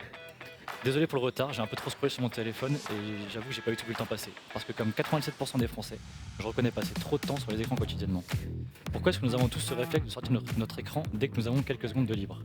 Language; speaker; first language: French; native; French